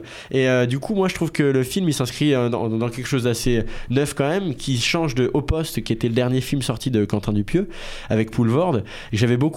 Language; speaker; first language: French; native; French